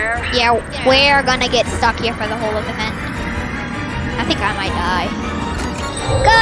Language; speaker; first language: English; native; English